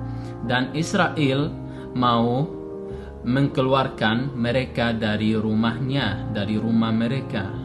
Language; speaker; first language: Indonesian; non-native, fluent; Arabic